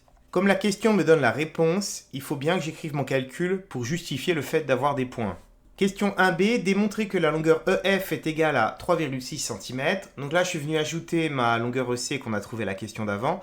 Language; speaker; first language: French; native; French